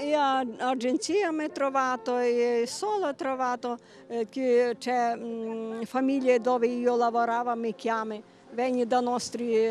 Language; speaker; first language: Italian; non-native, learner; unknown